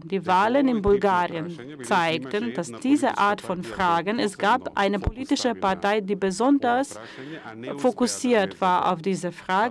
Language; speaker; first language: German; non-native, fluent; Macedonian